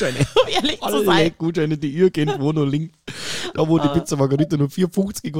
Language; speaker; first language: German; native; German